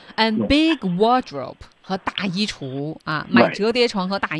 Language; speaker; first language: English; non-native, fluent; Chinese